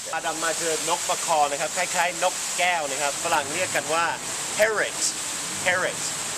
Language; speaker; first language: Thai; non-native, fluent; English